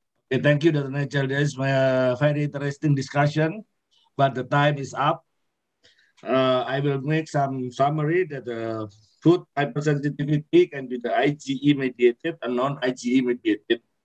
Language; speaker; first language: English; non-native, fluent; Indonesian